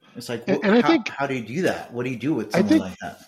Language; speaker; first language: English; early bilingual, other home language; Spanish